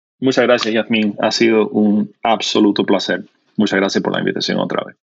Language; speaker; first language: Spanish; non-native, fluent; English